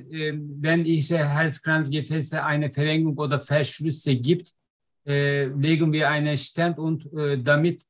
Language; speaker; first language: German; non-native, learner; Turkish